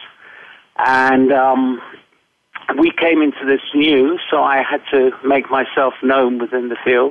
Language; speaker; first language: English; native; English